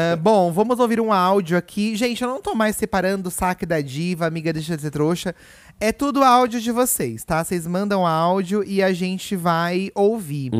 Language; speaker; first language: Portuguese; native; Portuguese